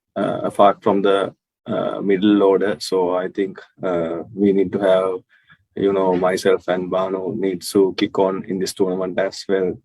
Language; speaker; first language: English; non-native, local second language; Sinhala